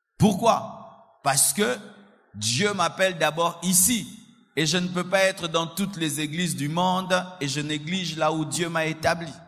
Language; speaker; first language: French; non-native, local second language; Lingala